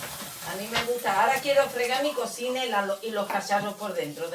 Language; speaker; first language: Spanish; native; Spanish